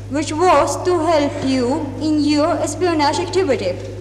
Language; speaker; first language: English; non-native, fluent; Czech